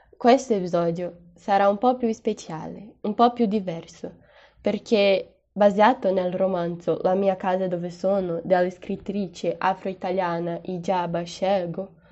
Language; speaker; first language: Italian; non-native, fluent; Portuguese